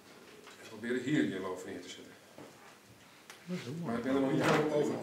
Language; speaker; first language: Dutch; native; Dutch